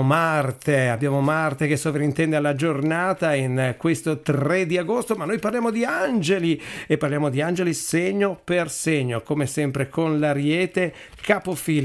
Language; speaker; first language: Italian; native; Italian